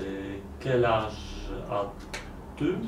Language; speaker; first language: French; non-native, learner; Polish